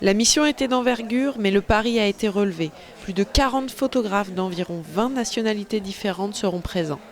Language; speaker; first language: French; native; French